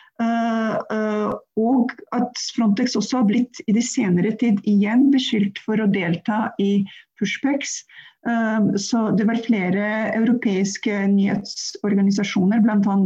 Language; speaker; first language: Norwegian; non-native, fluent; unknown